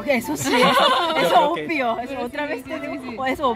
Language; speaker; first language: Spanish; non-native, fluent; Korean